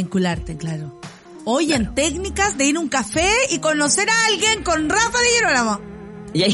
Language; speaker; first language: Spanish; native; Spanish